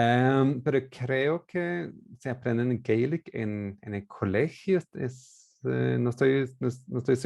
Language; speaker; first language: Spanish; non-native, fluent; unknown